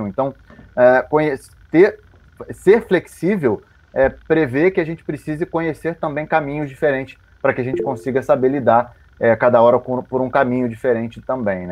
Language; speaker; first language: Portuguese; native; Portuguese